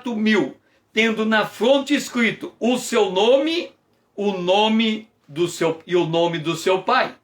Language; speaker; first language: Portuguese; native; Portuguese